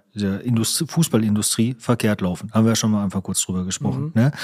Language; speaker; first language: German; native; German